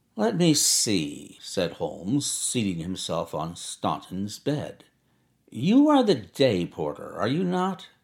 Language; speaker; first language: English; native; English